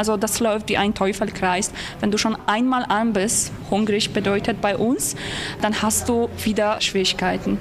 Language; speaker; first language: German; non-native, fluent; Polish